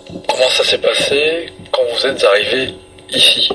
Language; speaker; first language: French; native; French